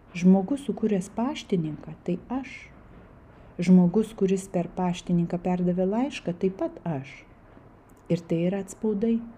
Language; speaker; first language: Lithuanian; non-native, local second language; Russian